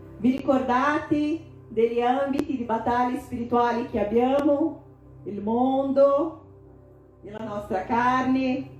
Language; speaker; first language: Italian; non-native, fluent; Portuguese